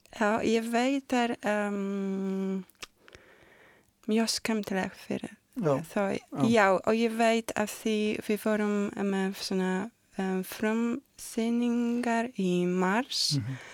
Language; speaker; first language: Icelandic; non-native, learner; Polish